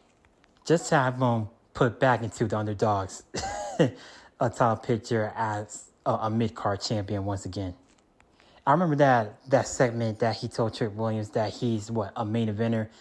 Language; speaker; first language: English; native; English